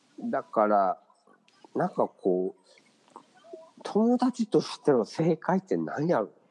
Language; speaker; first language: Japanese; native; Japanese